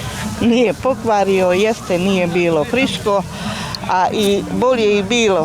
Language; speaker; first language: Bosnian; non-native, local second language; Hungarian